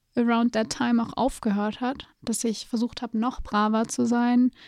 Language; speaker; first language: German; native; German